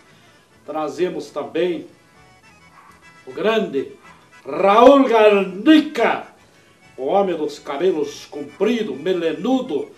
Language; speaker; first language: Portuguese; native; Portuguese